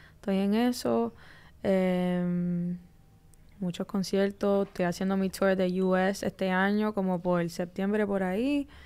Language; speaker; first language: Spanish; early bilingual, heritage; Spanish